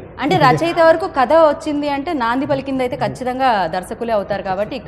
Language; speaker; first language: Telugu; native; Telugu